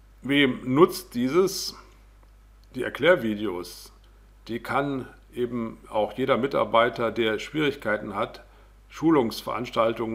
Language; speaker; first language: German; native; German